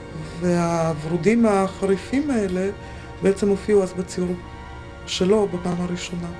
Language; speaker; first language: Hebrew; native; Hebrew